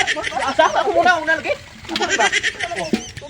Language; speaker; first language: Filipino; non-native, local second language; Cebuano